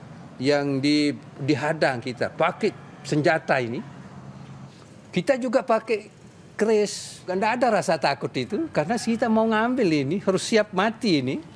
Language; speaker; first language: Indonesian; non-native, local second language; Sasak